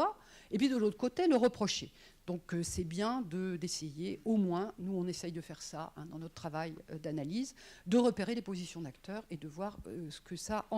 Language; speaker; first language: French; native; French